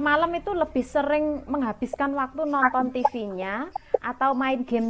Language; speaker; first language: Indonesian; native; Indonesian